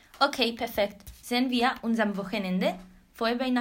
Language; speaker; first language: German; non-native, learner; Spanish